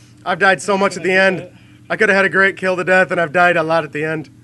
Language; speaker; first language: English; native; English